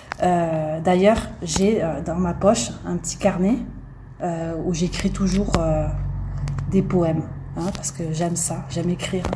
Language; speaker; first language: French; native; French